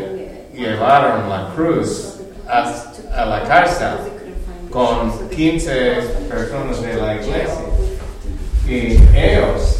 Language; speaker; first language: Spanish; non-native, learner; English